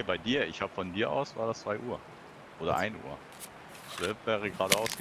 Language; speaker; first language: German; native; German